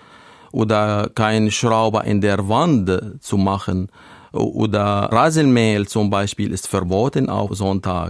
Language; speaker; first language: German; non-native, learner; Arabic